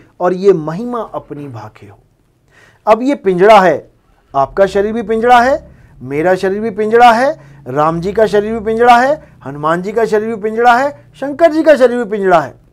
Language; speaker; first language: Hindi; non-native, local second language; Punjabi